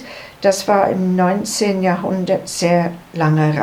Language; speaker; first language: German; non-native, learner; English